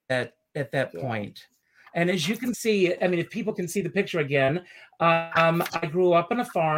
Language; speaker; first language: English; native; English